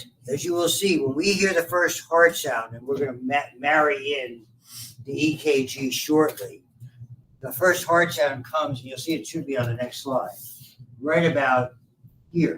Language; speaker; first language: English; native; English